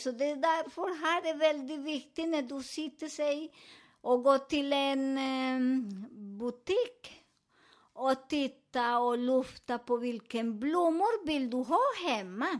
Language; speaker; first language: Swedish; non-native, fluent; Spanish